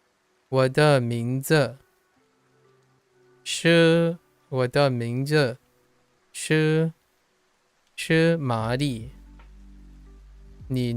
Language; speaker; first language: Chinese; non-native, learner; English